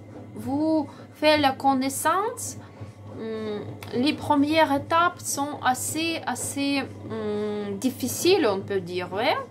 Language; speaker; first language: French; non-native, learner; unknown